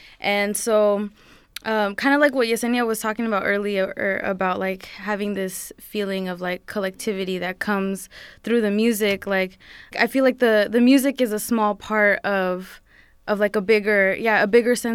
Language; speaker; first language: English; native; English